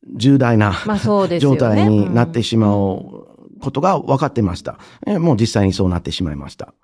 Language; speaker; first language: Japanese; non-native, fluent; English